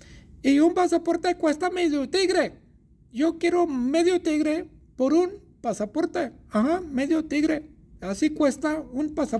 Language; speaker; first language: Spanish; non-native, learner; English